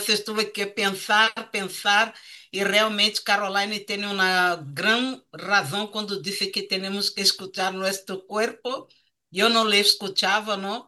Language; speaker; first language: Portuguese; non-native, learner; Spanish